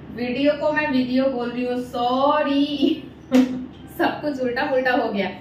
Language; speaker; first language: Hindi; non-native, local second language; Bangla